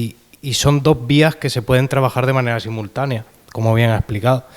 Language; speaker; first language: Spanish; native; Spanish